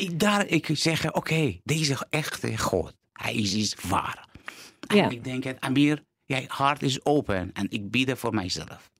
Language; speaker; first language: Dutch; non-native, learner; Persian